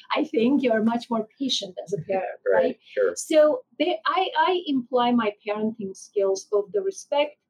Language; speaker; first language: English; non-native, fluent; Armenian